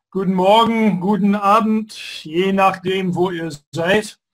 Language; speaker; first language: German; non-native, fluent; English